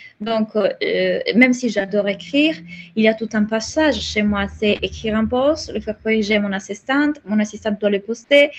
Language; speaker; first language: French; non-native, fluent; Italian